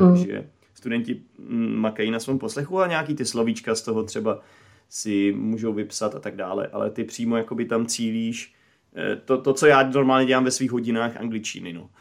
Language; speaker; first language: Czech; native; Czech